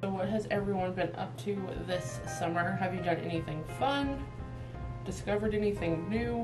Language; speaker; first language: English; native; English